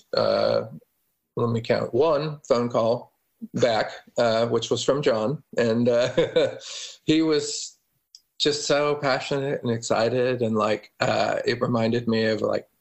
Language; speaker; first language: English; native; English